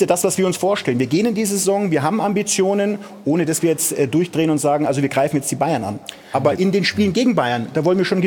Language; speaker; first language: German; native; German